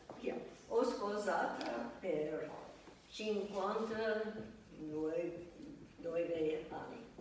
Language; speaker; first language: Italian; non-native, learner; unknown